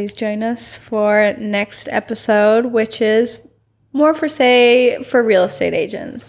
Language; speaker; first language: English; native; English